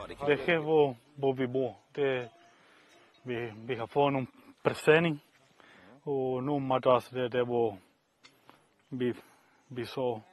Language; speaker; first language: Danish; non-native, fluent; Spanish